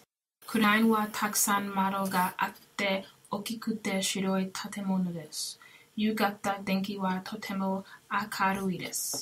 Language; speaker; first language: Japanese; non-native, learner; English